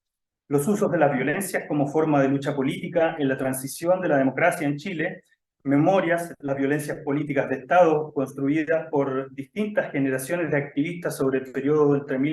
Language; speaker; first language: Spanish; native; Spanish